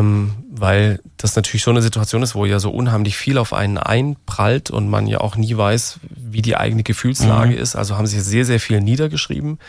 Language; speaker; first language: German; native; German